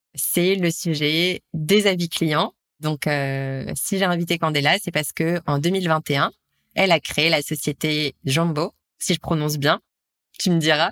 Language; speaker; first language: French; native; French